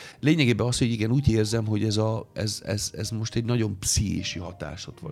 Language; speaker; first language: Hungarian; non-native, fluent; Italian